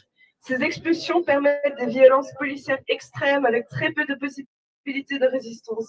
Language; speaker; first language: French; native; French